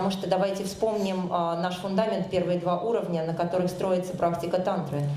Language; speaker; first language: Russian; native; Russian